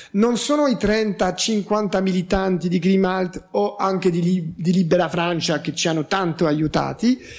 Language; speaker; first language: Italian; non-native, fluent; French